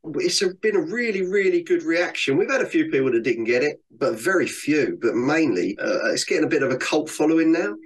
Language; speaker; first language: English; native; English